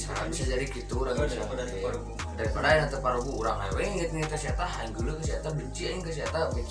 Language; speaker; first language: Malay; non-native, local second language; Sundanese